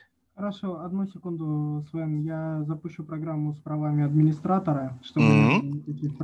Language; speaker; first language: Russian; native; Russian